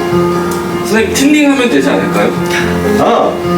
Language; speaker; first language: Korean; native; Korean